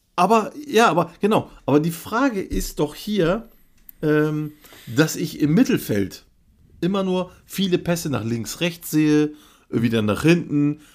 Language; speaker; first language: German; early bilingual, other home language; Turkish